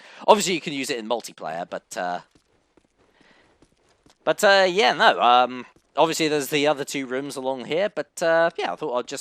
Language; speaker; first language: English; native; English